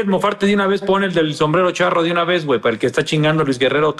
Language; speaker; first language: Spanish; native; Spanish